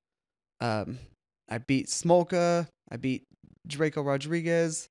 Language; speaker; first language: English; native; English